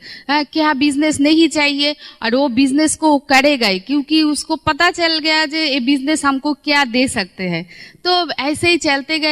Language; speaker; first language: Hindi; non-native, local second language; Bangla